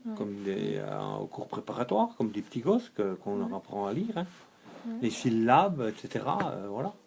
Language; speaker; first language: French; native; French